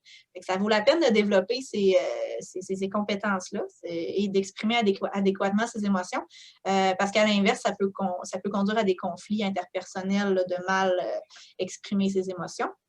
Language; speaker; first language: French; native; French